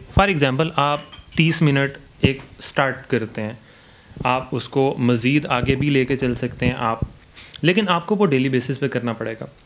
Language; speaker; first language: Urdu; non-native, local second language; Punjabi